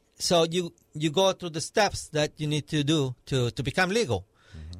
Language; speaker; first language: English; non-native, fluent; Spanish